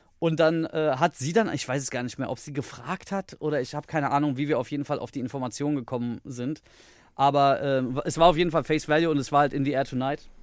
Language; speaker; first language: German; early bilingual, heritage; Greek